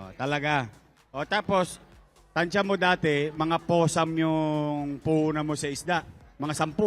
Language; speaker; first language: Filipino; native; Filipino